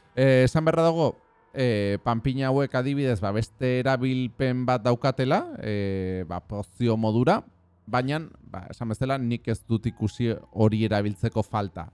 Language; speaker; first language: Basque; non-native, fluent; Spanish